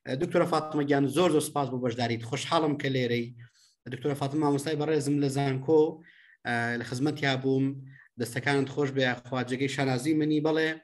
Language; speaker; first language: Central Kurdish; native; Central Kurdish